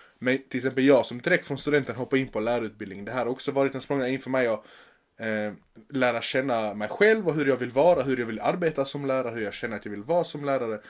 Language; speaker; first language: Swedish; native; Swedish